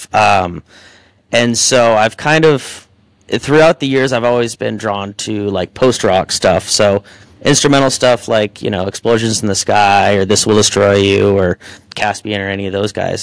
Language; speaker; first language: English; native; English